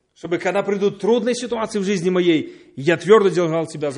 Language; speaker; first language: Polish; non-native, learner; Russian